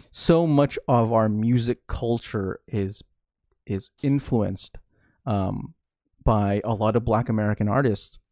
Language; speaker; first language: English; early bilingual, other home language; Filipino